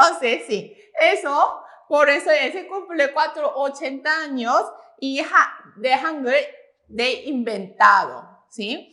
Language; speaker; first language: Spanish; non-native, fluent; Korean